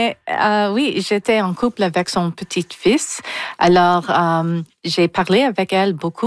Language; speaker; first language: French; non-native, local second language; English